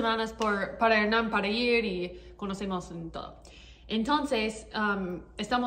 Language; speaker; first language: Spanish; non-native, learner; English